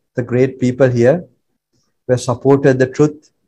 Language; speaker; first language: English; non-native, local second language; Sinhala